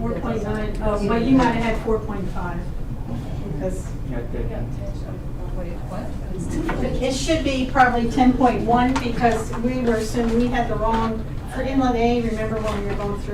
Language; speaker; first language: English; native; English